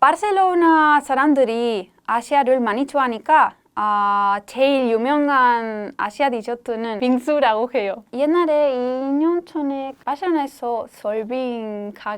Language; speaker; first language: Korean; non-native, fluent; Spanish